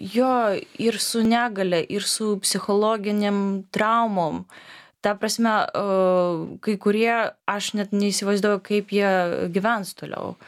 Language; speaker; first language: Lithuanian; non-native, fluent; Belarusian